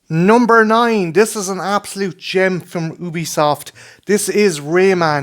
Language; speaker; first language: English; native; English